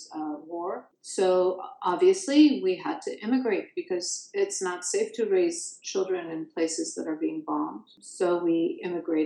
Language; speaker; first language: English; early bilingual, other home language; Persian